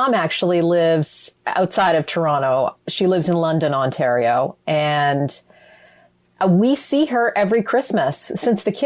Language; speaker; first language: English; native; English